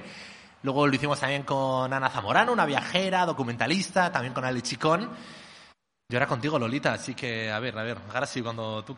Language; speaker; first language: Spanish; native; Spanish